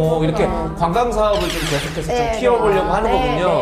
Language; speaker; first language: Korean; native; Korean